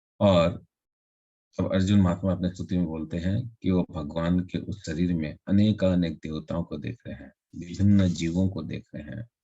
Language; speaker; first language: Hindi; non-native, local second language; Assamese